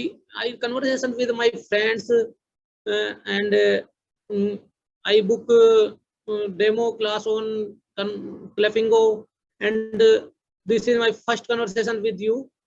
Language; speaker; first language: English; non-native, learner; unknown